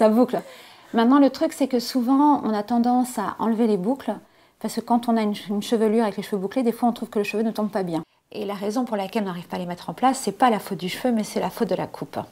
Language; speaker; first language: French; native; French